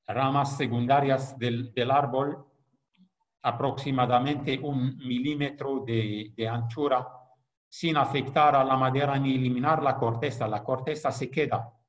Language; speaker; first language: Spanish; non-native, fluent; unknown